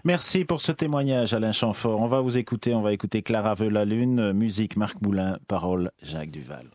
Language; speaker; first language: French; native; French